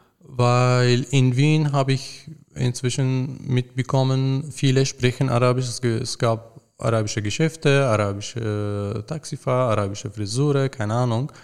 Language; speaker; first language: German; non-native, fluent; Arabic